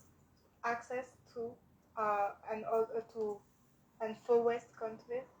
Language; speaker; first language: English; non-native, learner; French